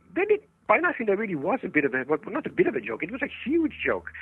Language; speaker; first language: English; early bilingual, other home language; Estonian